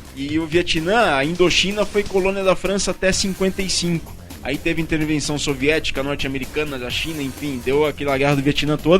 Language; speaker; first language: Portuguese; native; Portuguese